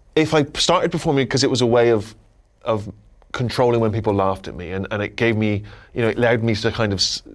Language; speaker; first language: English; native; English